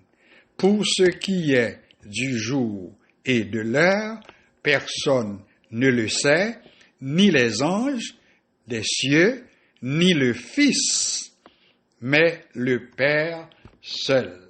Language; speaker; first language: French; non-native, local second language; Haitian Creole